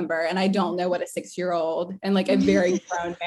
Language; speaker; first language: English; native; English